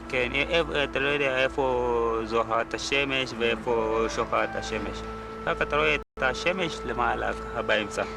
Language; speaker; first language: Hebrew; non-native, learner; Amharic